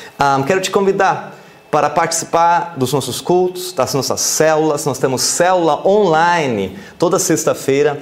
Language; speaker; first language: Portuguese; non-native, fluent; German